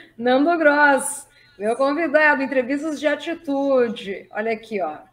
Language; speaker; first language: Portuguese; native; Portuguese